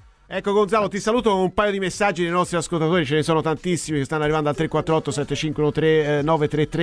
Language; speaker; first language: Italian; native; Italian